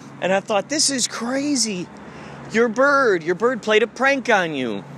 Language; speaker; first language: English; native; English